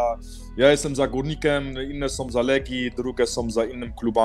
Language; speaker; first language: Polish; early bilingual, heritage; Polish